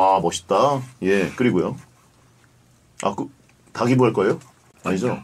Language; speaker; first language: Korean; native; Korean